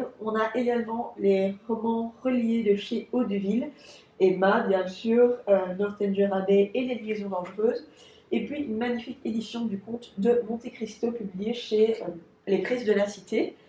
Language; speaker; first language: French; native; French